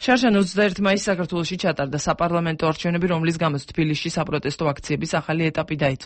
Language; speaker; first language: Georgian; native; Georgian